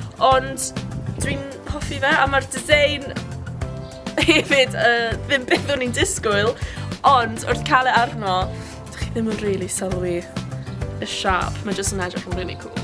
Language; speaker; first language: Welsh; non-native, local second language; English